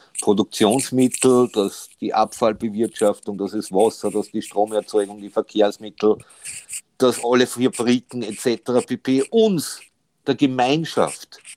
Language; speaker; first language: German; native; German